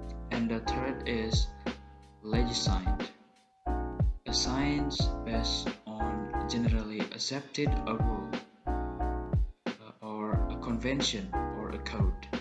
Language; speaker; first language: English; non-native, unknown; Indonesian